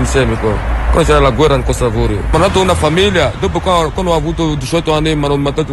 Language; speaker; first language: Italian; non-native, learner; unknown